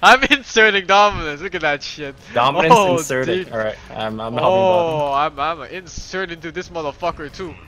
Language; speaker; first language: English; early bilingual, heritage; Dutch